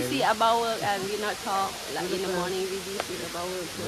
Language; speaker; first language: English; non-native, learner; Thai